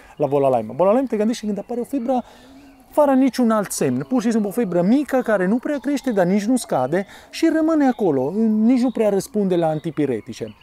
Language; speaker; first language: Romanian; non-native, fluent; Italian